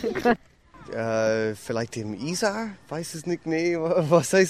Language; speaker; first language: German; non-native, learner; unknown